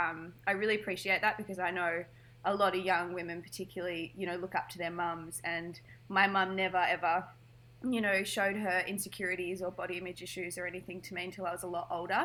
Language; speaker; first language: English; native; English